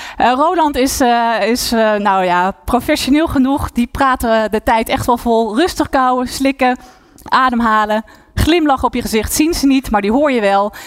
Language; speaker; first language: Dutch; native; Dutch